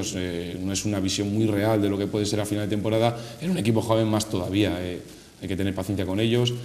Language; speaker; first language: Spanish; native; Spanish